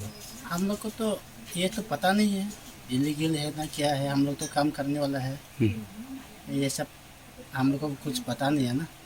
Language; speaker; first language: Hindi; non-native, local second language; Garo